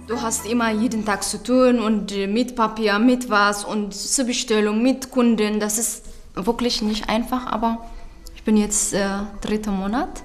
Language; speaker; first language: German; non-native, learner; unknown